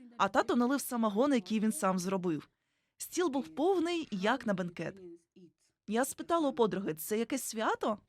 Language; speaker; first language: Ukrainian; non-native, fluent; Igbo